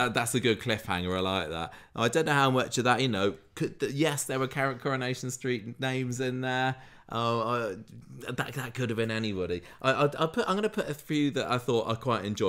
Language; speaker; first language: English; native; English